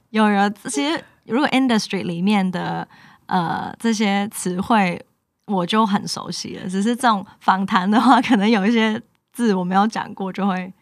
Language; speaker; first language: Chinese; non-native, local second language; Cantonese